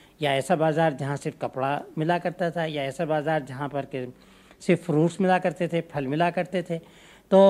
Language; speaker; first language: Urdu; native; Urdu